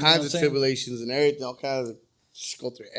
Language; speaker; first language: English; native; English